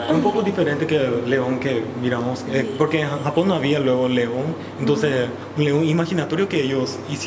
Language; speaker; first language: Spanish; non-native, local second language; Japanese